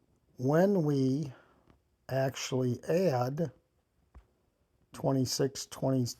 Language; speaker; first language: English; native; English